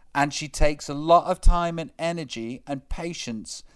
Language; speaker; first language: English; native; English